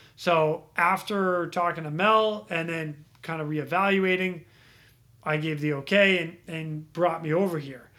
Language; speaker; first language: English; native; English